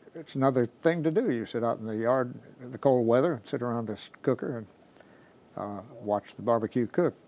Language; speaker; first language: English; native; English